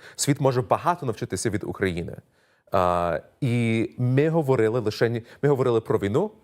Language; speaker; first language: Ukrainian; early bilingual, heritage; Ukrainian